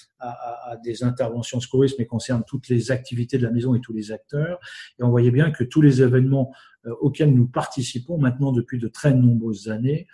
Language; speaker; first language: French; native; French